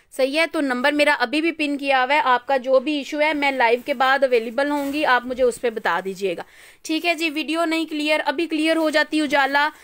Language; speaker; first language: Urdu; native; Urdu